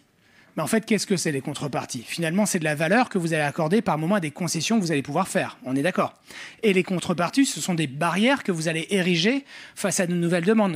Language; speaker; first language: French; native; French